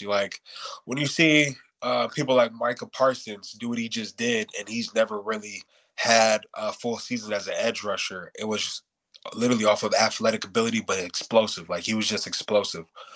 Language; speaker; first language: English; native; English